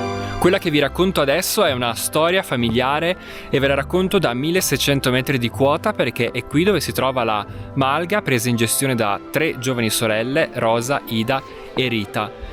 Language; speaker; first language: Italian; native; Italian